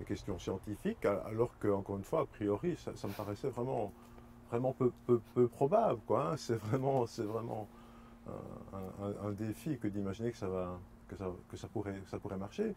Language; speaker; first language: French; native; French